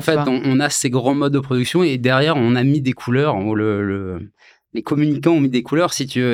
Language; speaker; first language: French; native; French